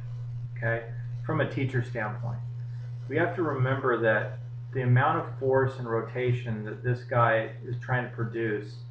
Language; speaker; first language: English; native; English